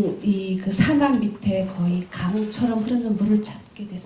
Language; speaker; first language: Korean; native; Korean